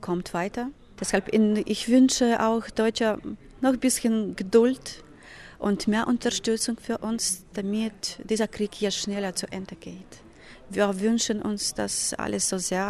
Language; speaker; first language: German; non-native, fluent; Ukrainian